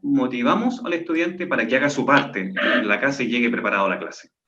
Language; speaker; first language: Spanish; native; Spanish